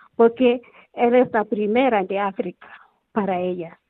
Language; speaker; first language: Spanish; non-native, learner; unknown